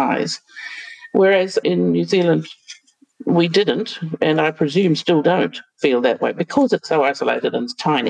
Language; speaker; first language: English; native; English